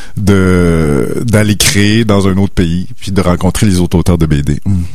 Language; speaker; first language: French; native; French